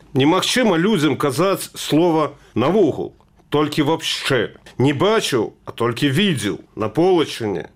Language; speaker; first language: Belarusian; native; Belarusian